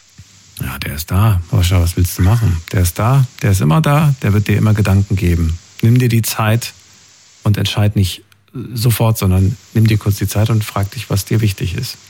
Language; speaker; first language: German; native; German